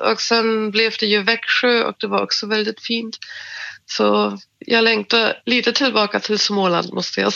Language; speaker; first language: Swedish; non-native, fluent; German